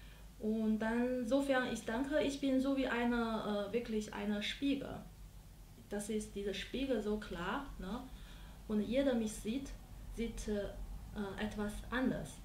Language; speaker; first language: German; non-native, learner; Chinese